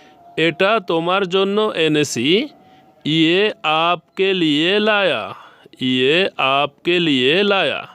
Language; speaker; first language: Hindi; non-native, learner; Bangla